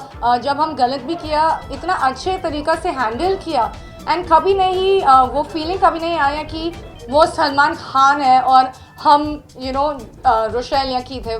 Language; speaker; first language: Hindi; non-native, local second language; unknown